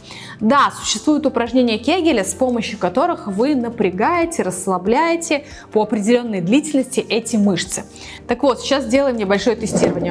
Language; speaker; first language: Russian; native; Russian